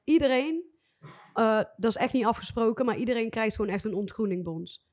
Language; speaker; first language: Dutch; native; Dutch